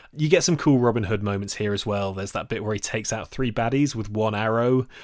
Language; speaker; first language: English; native; English